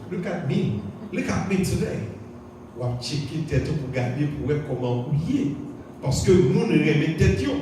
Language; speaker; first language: French; non-native, local second language; Haitian Creole